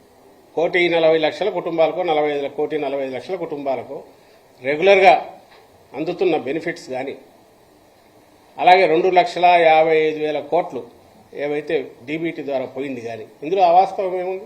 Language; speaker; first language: Telugu; native; Telugu